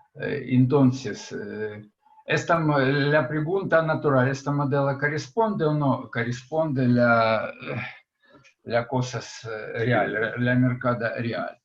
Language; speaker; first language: Spanish; non-native, fluent; Russian